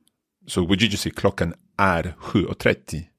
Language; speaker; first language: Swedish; non-native, learner; English